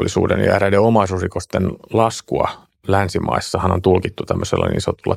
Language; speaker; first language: Finnish; native; Finnish